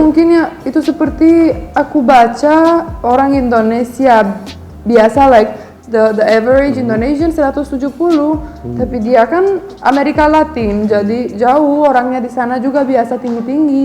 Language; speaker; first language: Indonesian; non-native, fluent; Romanian